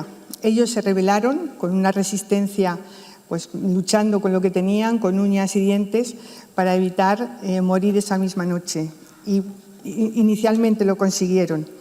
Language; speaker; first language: Spanish; native; Spanish